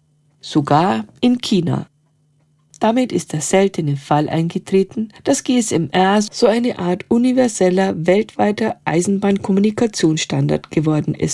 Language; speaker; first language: German; native; German